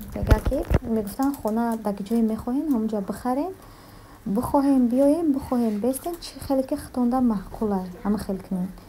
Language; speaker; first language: Tajik; early bilingual, heritage; Tajik